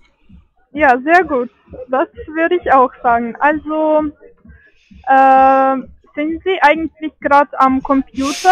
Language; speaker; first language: German; non-native, fluent; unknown